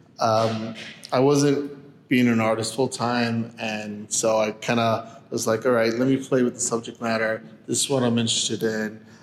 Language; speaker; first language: English; early bilingual, other home language; Spanish